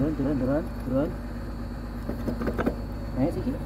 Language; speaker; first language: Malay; non-native, local second language; Javanese